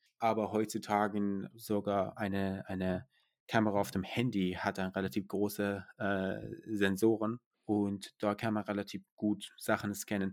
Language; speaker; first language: German; non-native, fluent; Persian